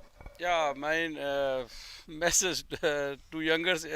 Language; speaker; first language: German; non-native, fluent; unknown